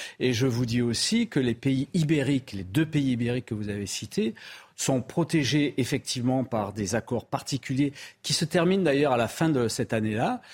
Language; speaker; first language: French; native; French